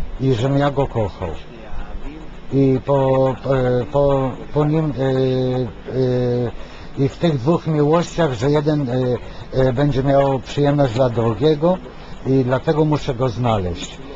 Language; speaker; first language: Polish; non-native, fluent; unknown